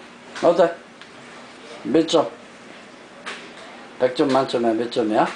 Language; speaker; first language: Korean; native; Korean